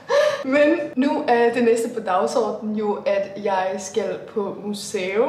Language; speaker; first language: Danish; native; Danish